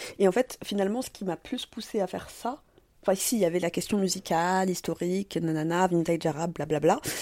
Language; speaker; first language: French; native; French